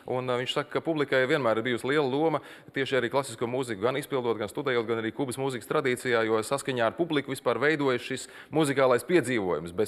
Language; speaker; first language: Latvian; native; Latvian